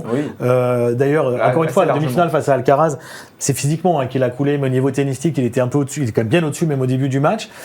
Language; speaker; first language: French; native; French